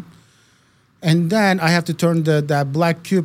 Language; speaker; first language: English; non-native, fluent; Turkish